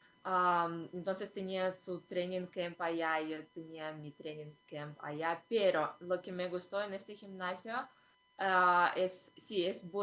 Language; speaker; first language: Spanish; non-native, fluent; Russian